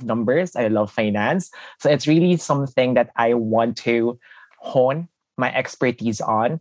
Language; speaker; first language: English; non-native, local second language; Filipino